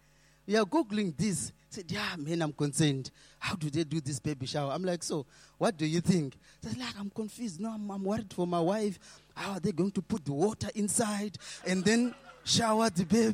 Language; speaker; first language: English; non-native, local second language; Shona